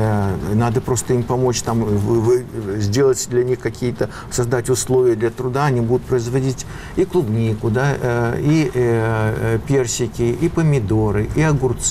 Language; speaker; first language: Russian; native; Russian